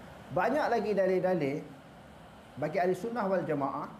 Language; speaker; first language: Malay; native; Malay